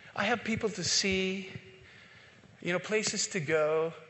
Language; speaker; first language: English; non-native, local second language; Filipino